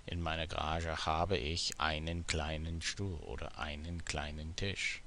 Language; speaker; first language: German; non-native, fluent; English